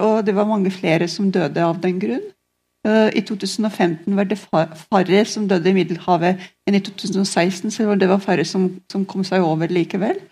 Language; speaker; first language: Norwegian; non-native, fluent; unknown